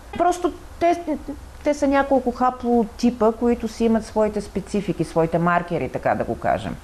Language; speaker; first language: Bulgarian; native; Bulgarian